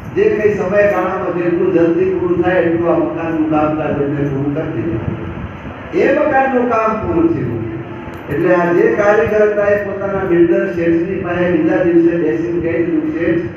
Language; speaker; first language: Gujarati; native; Gujarati